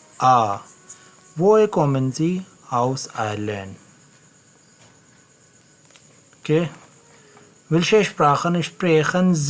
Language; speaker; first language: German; non-native, learner; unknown